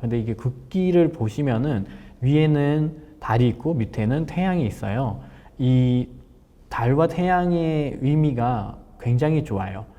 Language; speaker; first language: Korean; non-native, fluent; Nepali